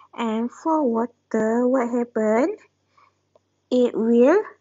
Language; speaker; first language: English; non-native, local second language; Malay